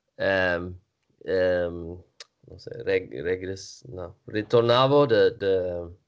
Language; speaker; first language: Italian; non-native, learner; Swedish